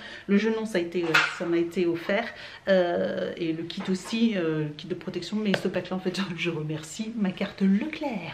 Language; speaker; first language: French; native; French